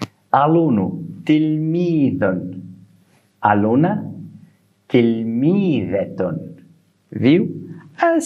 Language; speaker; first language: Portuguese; non-native, fluent; Arabic